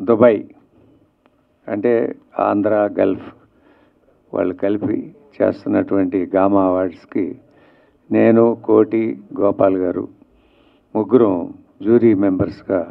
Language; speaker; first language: Telugu; native; Telugu